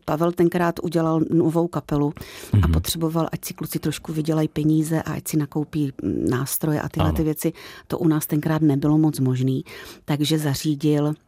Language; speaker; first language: Czech; native; Czech